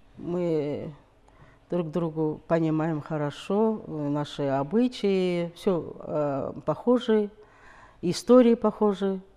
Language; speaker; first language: Russian; non-native, local second language; Kazakh